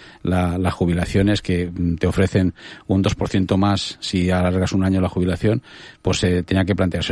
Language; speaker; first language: Spanish; native; Spanish